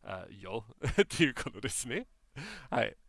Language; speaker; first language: Japanese; non-native, fluent; English